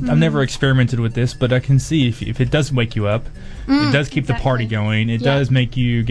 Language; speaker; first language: English; native; English